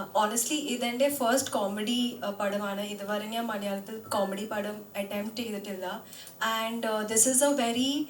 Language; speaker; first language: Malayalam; non-native, local second language; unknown